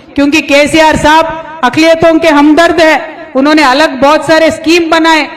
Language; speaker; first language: Hindi; non-native, local second language; Telugu